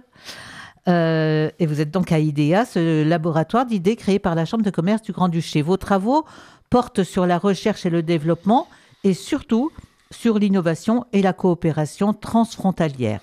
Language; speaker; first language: French; native; French